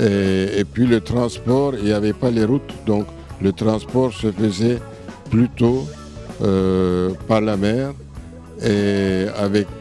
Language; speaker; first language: French; non-native, fluent; Turkish